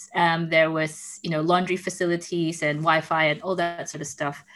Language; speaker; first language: English; non-native, local second language; Filipino